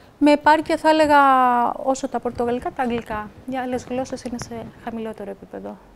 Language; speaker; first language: Greek; native; Greek